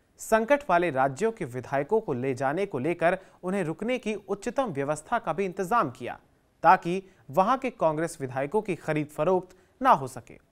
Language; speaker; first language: Hindi; native; Hindi